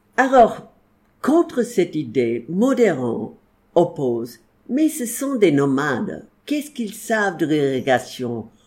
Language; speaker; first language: French; non-native, fluent; English